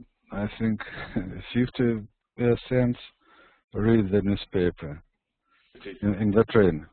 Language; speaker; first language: English; non-native, learner; Russian